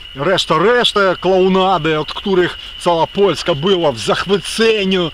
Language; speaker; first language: Polish; non-native, fluent; Ukrainian